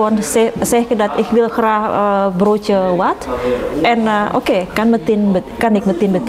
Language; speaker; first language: Dutch; non-native, learner; Indonesian